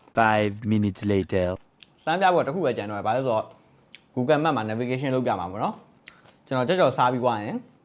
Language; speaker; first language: Burmese; native; Burmese